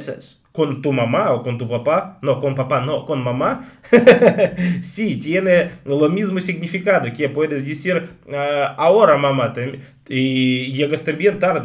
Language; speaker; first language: Spanish; non-native, fluent; Russian